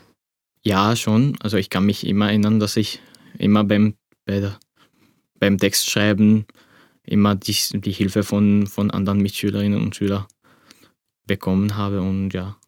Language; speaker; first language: German; non-native, fluent; Arabic